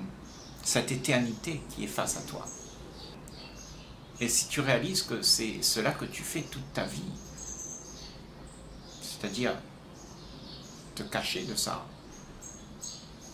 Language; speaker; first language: French; native; French